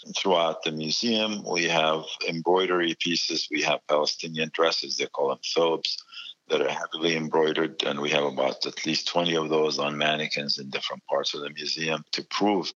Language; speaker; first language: English; non-native, fluent; Arabic